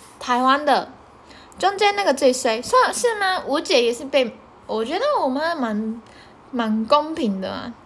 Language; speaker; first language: Chinese; early bilingual, heritage; Chinese